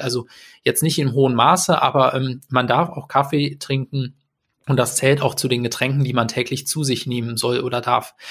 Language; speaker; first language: German; native; German